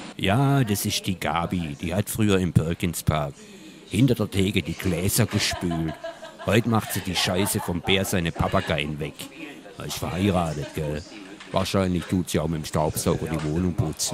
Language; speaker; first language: German; native; German